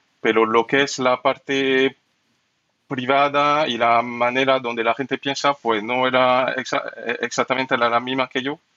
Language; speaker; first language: Spanish; non-native, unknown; French